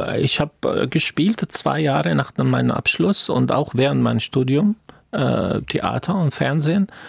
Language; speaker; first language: German; non-native, fluent; Arabic